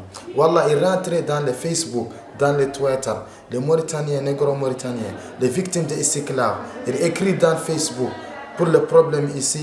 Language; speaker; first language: French; non-native, learner; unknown